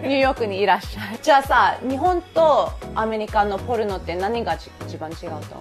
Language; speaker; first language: Japanese; early bilingual, heritage; Japanese